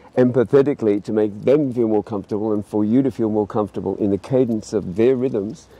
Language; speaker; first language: English; native; English